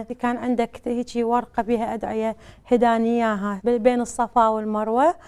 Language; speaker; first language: Arabic; native; Arabic